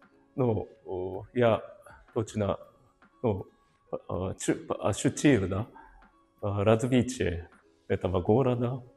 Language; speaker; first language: Russian; non-native, fluent; Japanese